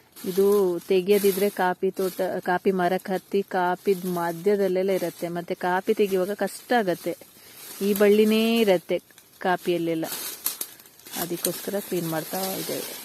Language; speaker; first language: Kannada; non-native, local second language; Konkani